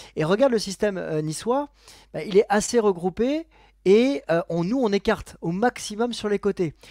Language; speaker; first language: French; native; French